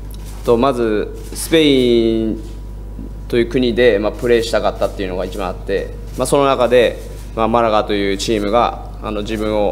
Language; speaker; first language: Japanese; native; Japanese